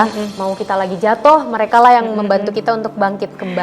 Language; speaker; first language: Indonesian; native; Indonesian